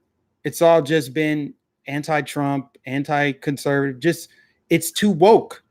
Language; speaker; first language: English; native; English